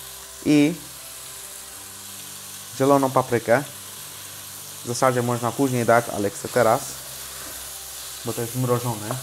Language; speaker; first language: Polish; non-native, learner; Hindi